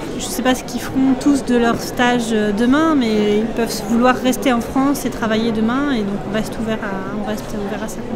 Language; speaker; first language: French; native; French